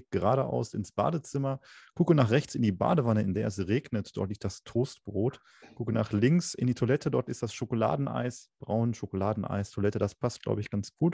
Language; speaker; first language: German; native; German